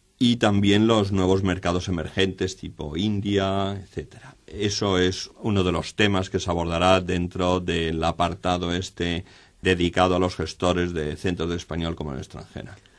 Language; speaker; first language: Spanish; native; Spanish